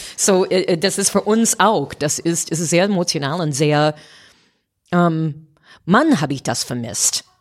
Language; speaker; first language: German; non-native, fluent; English